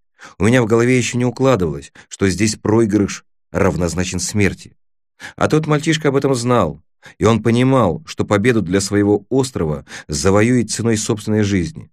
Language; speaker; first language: Russian; native; Russian